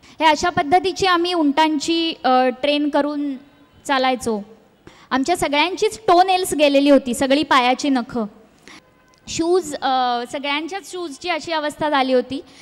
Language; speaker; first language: Marathi; native; Marathi